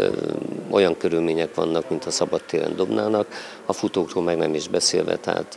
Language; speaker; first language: Hungarian; native; Hungarian